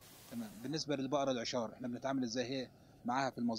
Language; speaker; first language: Arabic; native; Arabic